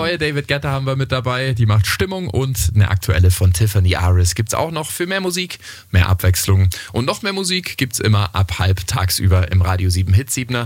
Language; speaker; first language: German; native; German